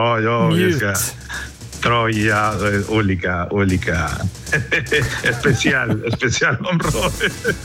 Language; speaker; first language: Swedish; non-native, learner; Spanish